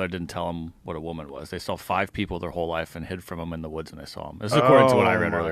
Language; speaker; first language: English; native; English